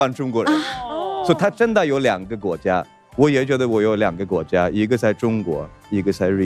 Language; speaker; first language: Chinese; non-native, fluent; Swedish